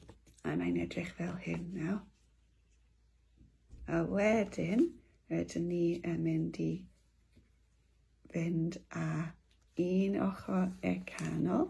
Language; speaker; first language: Welsh; non-native, local second language; English